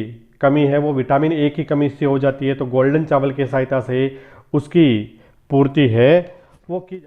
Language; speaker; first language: Hindi; native; Hindi